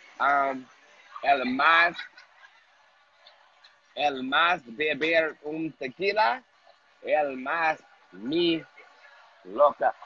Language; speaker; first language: Spanish; non-native, learner; English